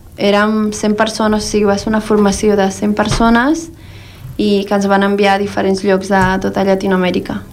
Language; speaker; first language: Catalan; early bilingual, other home language; Spanish